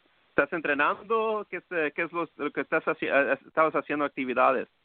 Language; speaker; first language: Spanish; early bilingual, heritage; Spanish